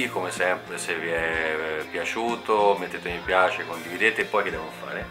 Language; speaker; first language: Italian; native; Italian